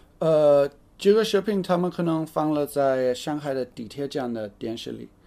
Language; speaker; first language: Chinese; non-native, fluent; English